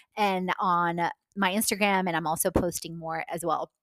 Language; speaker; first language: English; non-native, fluent; Polish